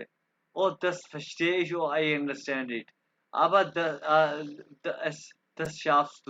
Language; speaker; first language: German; non-native, fluent; Urdu